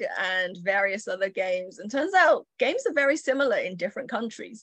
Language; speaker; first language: English; early bilingual, other home language; Chinese